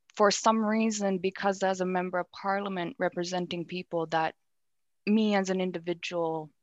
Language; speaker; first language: English; native; English